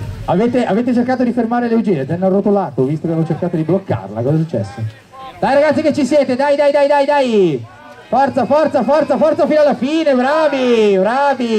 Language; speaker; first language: Italian; native; Italian